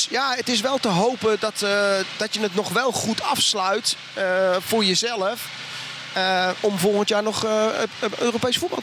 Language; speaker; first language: Dutch; native; Dutch